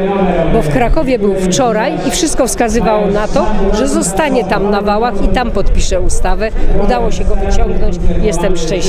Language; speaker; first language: Polish; native; Polish